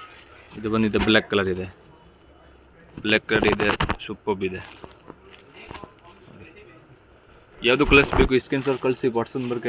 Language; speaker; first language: Kannada; non-native, local second language; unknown